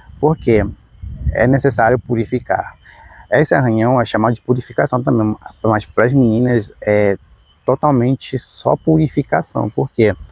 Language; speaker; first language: Portuguese; non-native, local second language; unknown